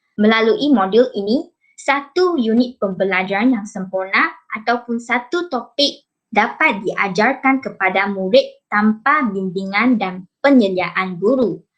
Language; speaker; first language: Malay; non-native, local second language; Chinese